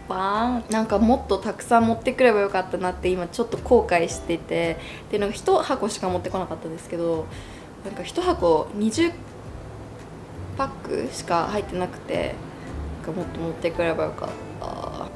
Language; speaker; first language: Japanese; native; Japanese